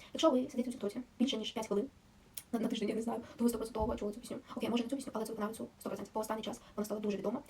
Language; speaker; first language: Ukrainian; non-native, local second language; Russian